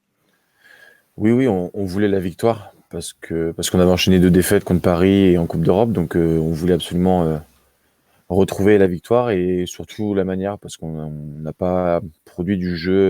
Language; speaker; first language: French; native; French